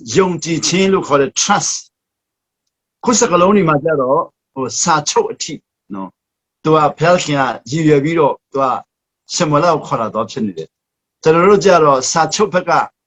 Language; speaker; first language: Burmese; non-native, local second language; Hakha Chin